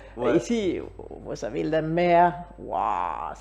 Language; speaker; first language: French; non-native, fluent; Danish